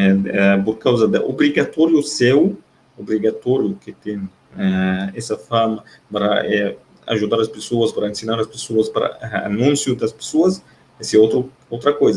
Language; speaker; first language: Portuguese; non-native, fluent; Arabic